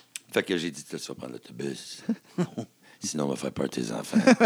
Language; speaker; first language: French; native; French